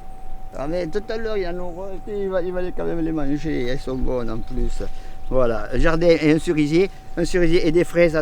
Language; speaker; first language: French; native; French